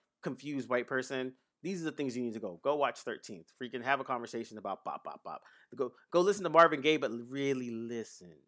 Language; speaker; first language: English; native; English